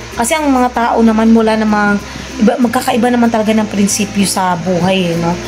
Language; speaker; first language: Filipino; non-native, local second language; Cebuano